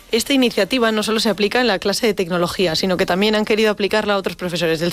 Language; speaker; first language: Spanish; native; Spanish